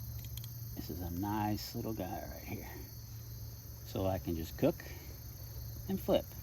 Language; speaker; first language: English; native; English